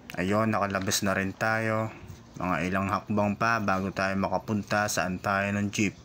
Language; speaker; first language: Filipino; non-native, local second language; Bikol